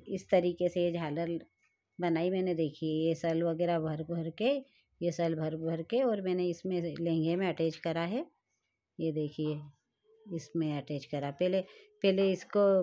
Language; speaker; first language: Hindi; native; Hindi